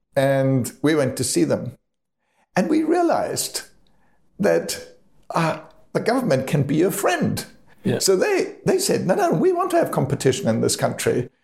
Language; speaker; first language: English; non-native, fluent; German